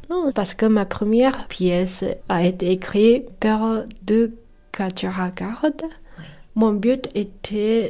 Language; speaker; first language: French; non-native, fluent; Japanese